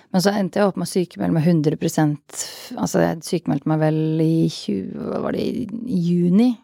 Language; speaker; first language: Norwegian; native; Norwegian